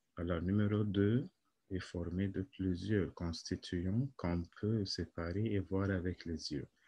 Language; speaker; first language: French; non-native, local second language; Arabic